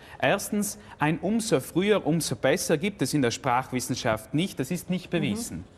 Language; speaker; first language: German; native; German